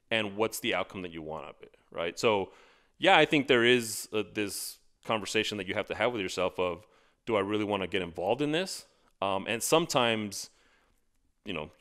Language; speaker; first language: English; native; English